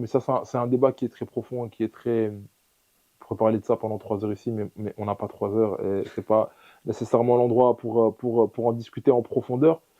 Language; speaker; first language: French; early bilingual, other home language; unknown